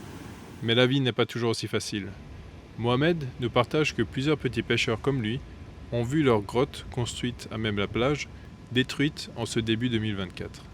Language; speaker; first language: French; native; French